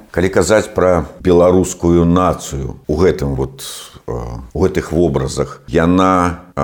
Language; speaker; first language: Belarusian; non-native, local second language; Russian